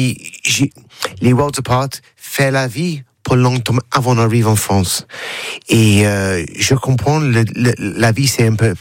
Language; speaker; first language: French; non-native, learner; English